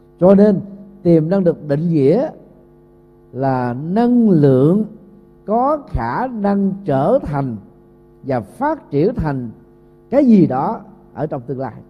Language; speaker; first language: Vietnamese; native; Vietnamese